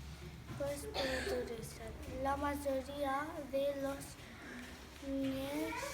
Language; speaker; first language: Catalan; non-native, local second language; Spanish